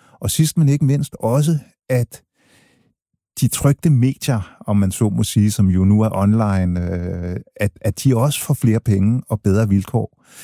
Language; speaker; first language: Danish; early bilingual, other home language; English